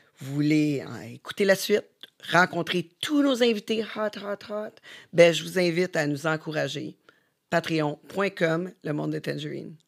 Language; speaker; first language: French; native; French